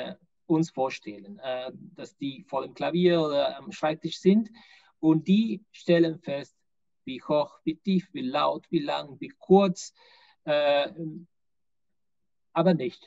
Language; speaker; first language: German; non-native, fluent; Spanish